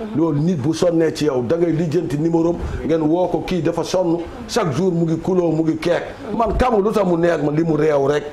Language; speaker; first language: Wolof; native; Wolof